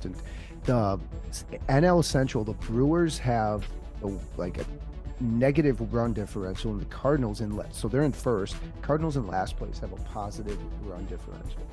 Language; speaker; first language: English; native; English